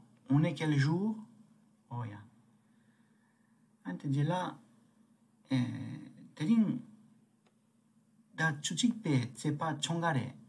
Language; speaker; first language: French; non-native, fluent; Tibetan